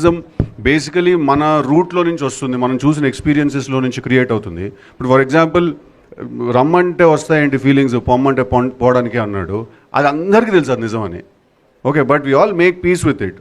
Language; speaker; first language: Telugu; native; Telugu